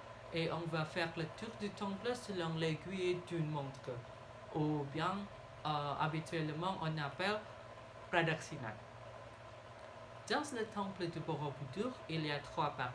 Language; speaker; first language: French; non-native, learner; Indonesian